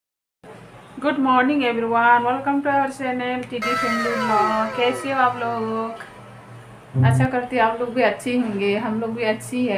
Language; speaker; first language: Hindi; non-native, local second language; Bangla